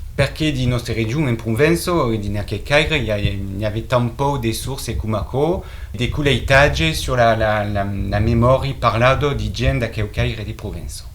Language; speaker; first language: Occitan; native; Occitan